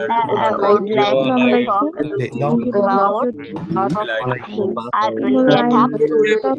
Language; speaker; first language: English; non-native, learner; Bangla